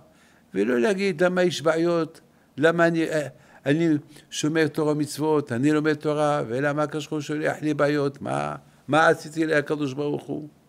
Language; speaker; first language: Hebrew; non-native, fluent; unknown